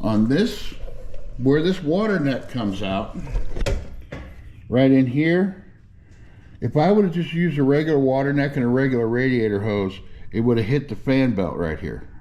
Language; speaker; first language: English; native; English